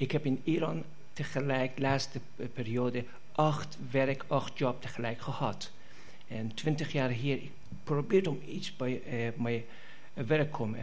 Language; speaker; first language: Dutch; non-native, fluent; Persian